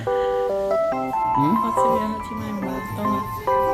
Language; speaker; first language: Korean; non-native, learner; Lao